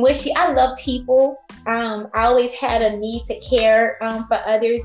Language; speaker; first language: English; native; English